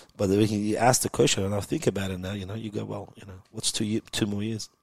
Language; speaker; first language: English; early bilingual, other home language; Persian